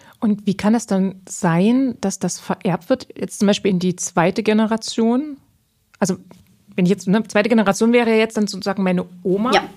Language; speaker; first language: German; native; German